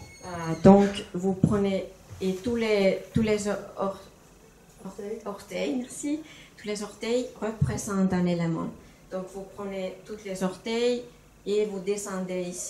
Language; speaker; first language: French; non-native, fluent; Finnish